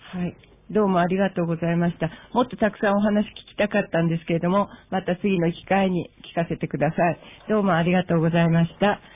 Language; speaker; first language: Japanese; native; Japanese